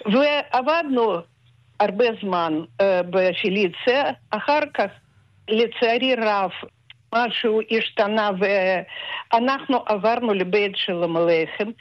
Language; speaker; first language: Hebrew; non-native, fluent; Russian